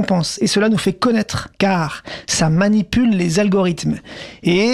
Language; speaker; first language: French; native; French